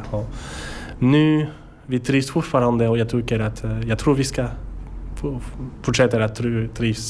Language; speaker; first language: Swedish; non-native, learner; French